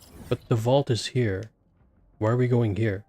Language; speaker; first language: English; native; English